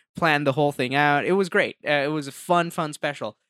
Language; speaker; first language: English; non-native, local second language; Hindi